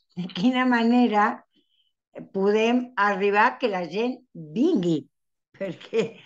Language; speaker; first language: Catalan; early bilingual, heritage; Spanish